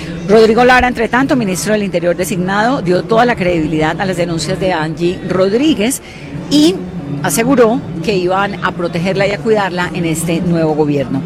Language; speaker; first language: Spanish; native; Spanish